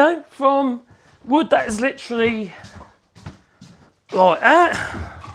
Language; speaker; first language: English; native; English